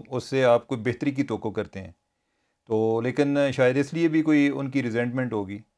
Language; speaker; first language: Urdu; non-native, local second language; Punjabi